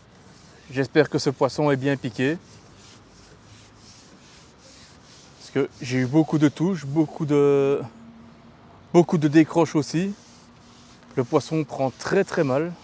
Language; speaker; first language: French; native; French